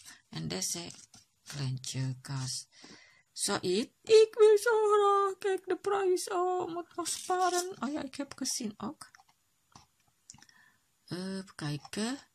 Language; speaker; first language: Dutch; non-native, learner; Indonesian